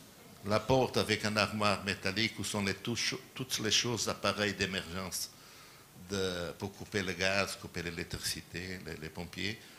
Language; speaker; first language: French; non-native, learner; Portuguese